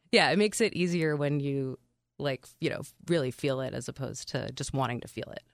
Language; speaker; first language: English; native; English